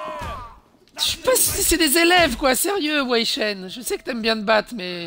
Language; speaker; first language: French; native; French